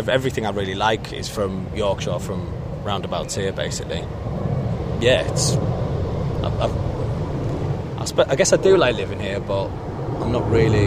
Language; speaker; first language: English; native; English